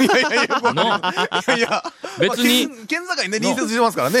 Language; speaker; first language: Japanese; native; Japanese